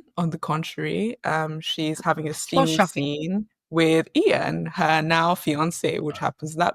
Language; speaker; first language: English; native; English